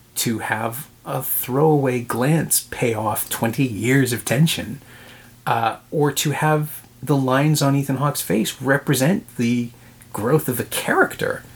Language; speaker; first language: English; native; English